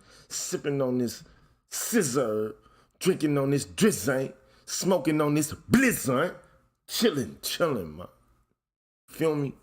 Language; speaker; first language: English; native; English